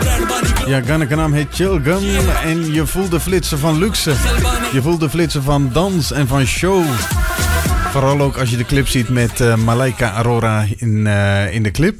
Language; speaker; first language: Dutch; native; Dutch